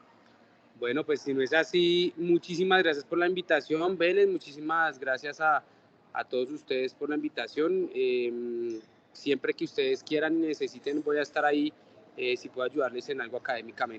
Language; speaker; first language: Spanish; native; Spanish